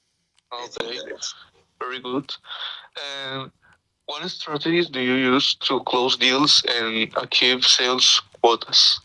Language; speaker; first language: English; non-native, learner; Spanish